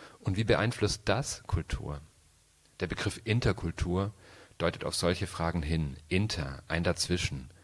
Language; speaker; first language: German; native; German